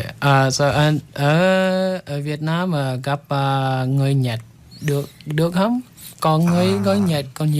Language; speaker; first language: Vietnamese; non-native, learner; English